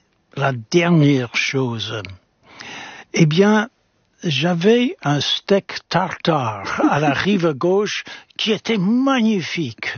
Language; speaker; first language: French; non-native, fluent; English